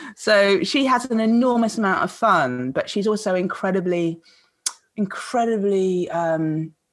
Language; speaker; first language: English; native; English